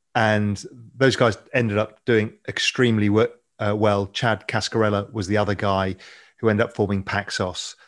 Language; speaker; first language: English; native; English